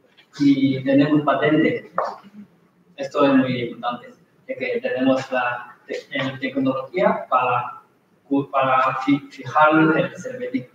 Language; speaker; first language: Spanish; non-native, learner; Chinese